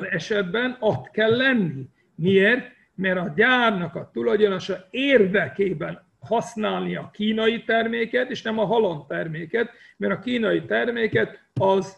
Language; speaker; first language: Hungarian; non-native, fluent; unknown